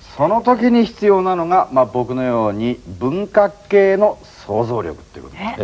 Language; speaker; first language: Japanese; native; Japanese